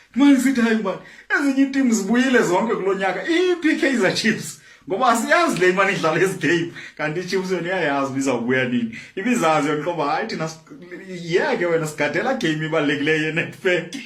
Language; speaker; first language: Zulu; non-native, local second language; Xhosa